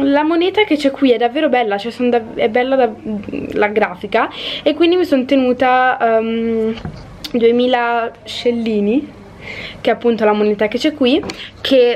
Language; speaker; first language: Italian; native; Italian